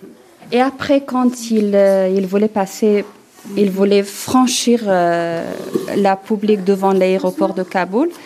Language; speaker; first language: French; non-native, learner; Persian